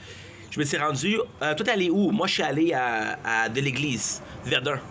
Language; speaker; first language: French; native; French